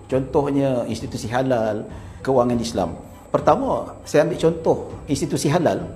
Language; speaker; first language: Malay; native; Malay